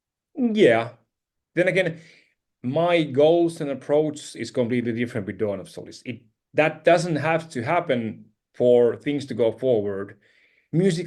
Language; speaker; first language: English; non-native, fluent; Finnish